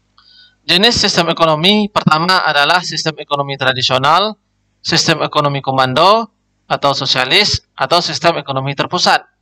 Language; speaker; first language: Indonesian; native; Indonesian